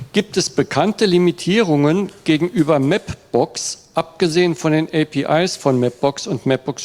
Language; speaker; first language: German; native; German